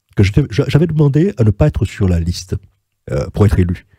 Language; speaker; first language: French; native; French